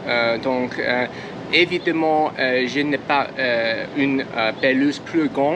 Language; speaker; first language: French; non-native, learner; English